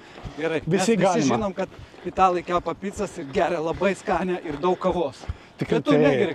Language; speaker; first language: Lithuanian; native; Lithuanian